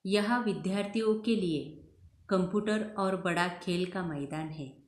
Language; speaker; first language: Hindi; non-native, local second language; Marathi